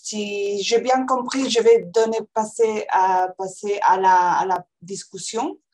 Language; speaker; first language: French; non-native, fluent; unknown